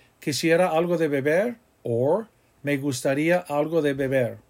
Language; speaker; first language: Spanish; non-native, fluent; English